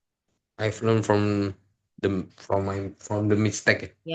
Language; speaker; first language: English; non-native, learner; Indonesian